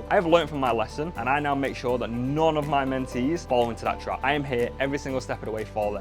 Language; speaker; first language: English; native; English